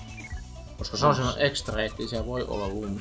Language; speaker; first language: Finnish; native; Finnish